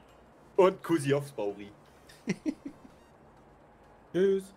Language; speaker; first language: German; native; German